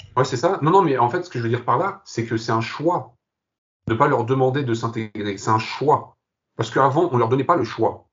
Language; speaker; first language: French; early bilingual, other home language; Kabyle